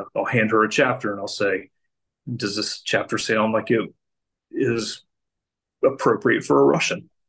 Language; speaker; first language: English; native; English